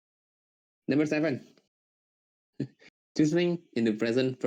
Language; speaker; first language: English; non-native, learner; Indonesian